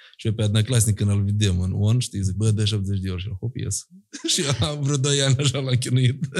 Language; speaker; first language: Romanian; native; Romanian